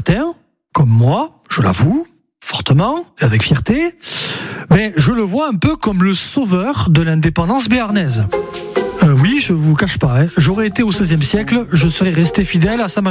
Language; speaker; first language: French; native; French